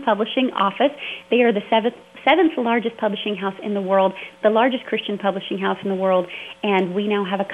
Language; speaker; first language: English; native; English